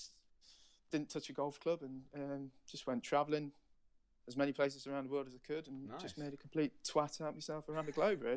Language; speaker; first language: English; native; English